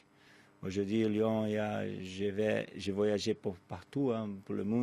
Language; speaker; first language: French; non-native, fluent; Portuguese